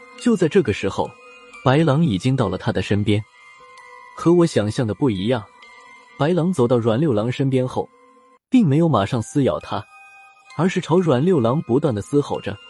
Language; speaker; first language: Chinese; native; Chinese